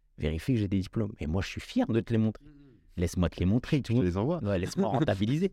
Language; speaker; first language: French; early bilingual, other home language; Kabyle